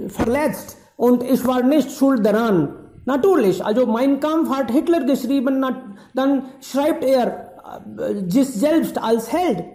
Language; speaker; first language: German; non-native, fluent; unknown